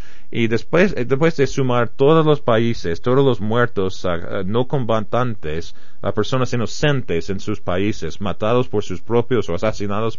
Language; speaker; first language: Spanish; non-native, fluent; English